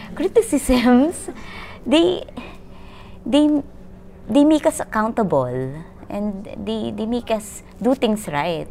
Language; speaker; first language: English; non-native, local second language; Filipino